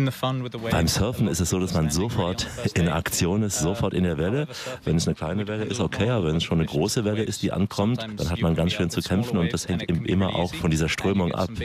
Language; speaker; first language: German; native; German